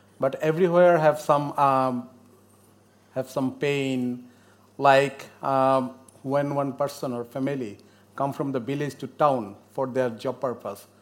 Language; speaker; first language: English; non-native, local second language; Bangla